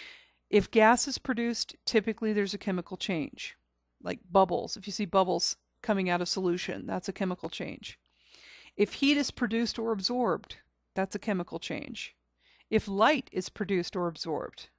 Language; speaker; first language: English; native; English